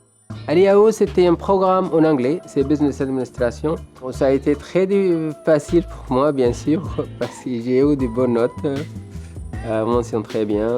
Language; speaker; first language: French; non-native, fluent; Arabic